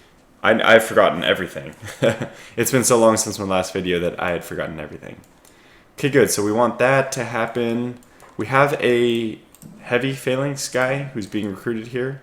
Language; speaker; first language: English; native; English